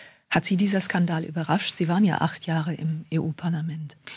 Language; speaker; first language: German; native; German